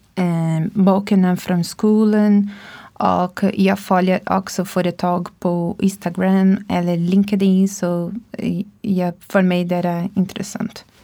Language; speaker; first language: Swedish; non-native, learner; Portuguese